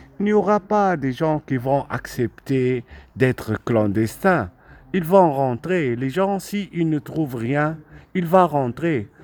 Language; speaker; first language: French; non-native, local second language; Arabic